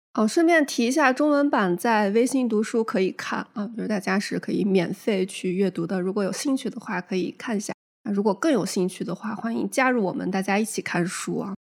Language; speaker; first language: Chinese; native; Chinese